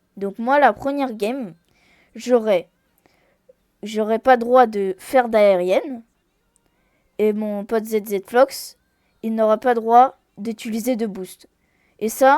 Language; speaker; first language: French; native; French